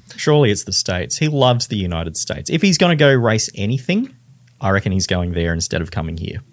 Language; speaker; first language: English; native; English